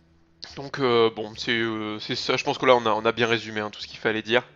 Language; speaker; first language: French; native; French